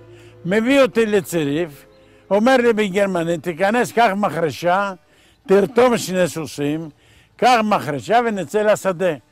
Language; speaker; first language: Hebrew; non-native, fluent; Ladino